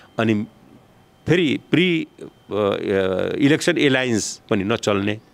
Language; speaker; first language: Nepali; non-native, local second language; Bhojpuri